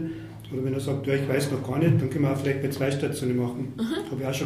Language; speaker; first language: German; native; German